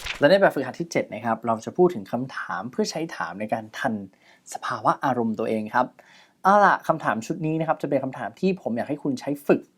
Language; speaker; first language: Thai; native; Thai